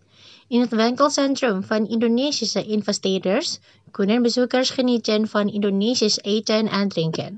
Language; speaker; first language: Dutch; non-native, fluent; Indonesian